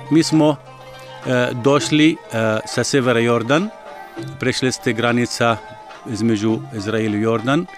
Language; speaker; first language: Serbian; non-native, learner; Arabic